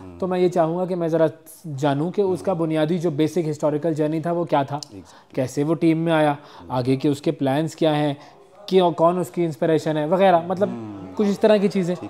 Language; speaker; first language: Urdu; native; Urdu